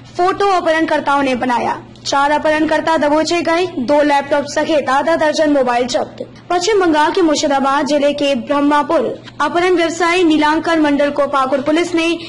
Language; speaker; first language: Hindi; native; Hindi